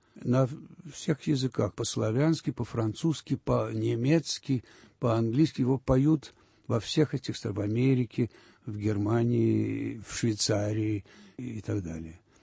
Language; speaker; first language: Russian; early bilingual, heritage; Russian